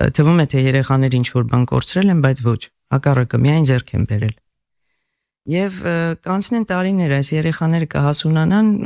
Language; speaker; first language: Armenian; native; Armenian